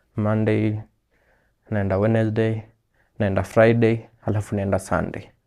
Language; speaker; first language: English; non-native, local second language; Swahili